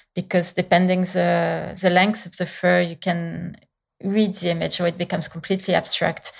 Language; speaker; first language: English; non-native, fluent; French